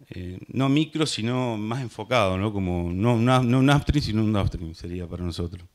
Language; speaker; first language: Spanish; native; Spanish